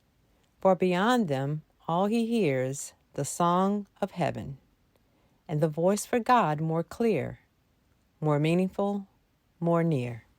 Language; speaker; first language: English; native; English